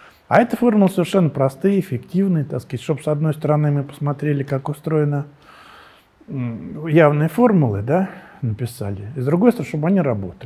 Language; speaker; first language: Russian; native; Russian